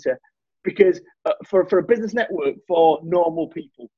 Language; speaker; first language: English; native; English